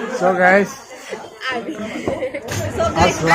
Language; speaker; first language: Hindi; non-native, local second language; Bodo